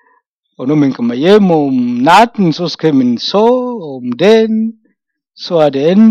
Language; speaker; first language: Danish; non-native, fluent; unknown